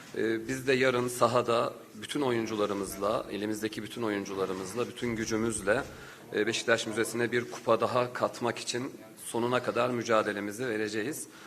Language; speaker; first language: Turkish; native; Turkish